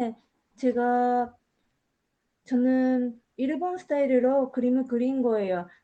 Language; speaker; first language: Korean; non-native, learner; Japanese